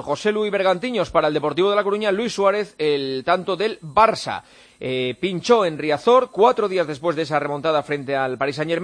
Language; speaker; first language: Spanish; native; Spanish